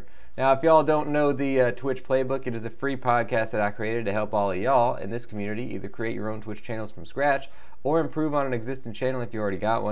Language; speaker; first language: English; native; English